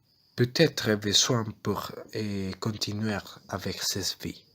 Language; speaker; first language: French; non-native, learner; Spanish